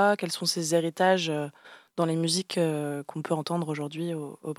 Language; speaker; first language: French; native; French